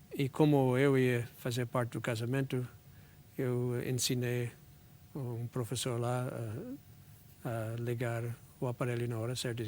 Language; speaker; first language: Portuguese; non-native, fluent; English